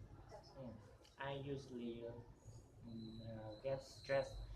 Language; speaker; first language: English; non-native, learner; Vietnamese